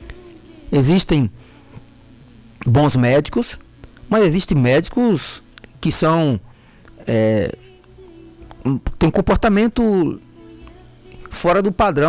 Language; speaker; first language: Portuguese; native; Portuguese